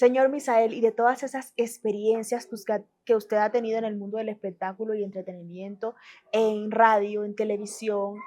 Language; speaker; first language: Spanish; native; Spanish